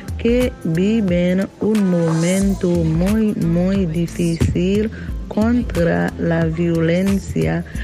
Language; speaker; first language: Spanish; non-native, learner; Haitian Creole